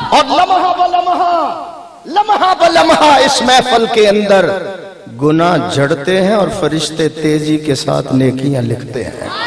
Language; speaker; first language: Urdu; native; Urdu